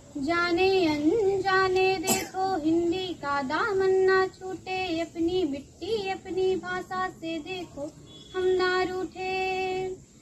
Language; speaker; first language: Hindi; native; Hindi